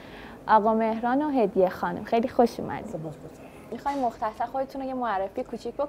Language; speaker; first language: Persian; native; Persian